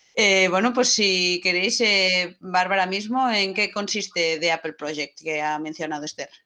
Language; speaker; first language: Spanish; non-native, local second language; Catalan